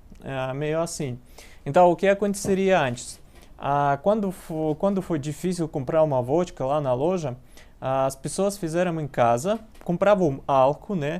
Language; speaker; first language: Portuguese; non-native, learner; Russian